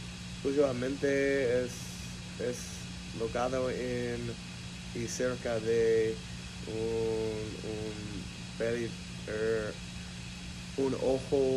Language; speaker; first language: Spanish; non-native, learner; English